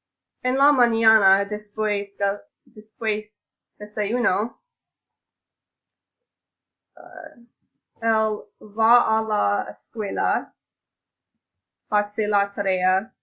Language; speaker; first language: Spanish; non-native, learner; English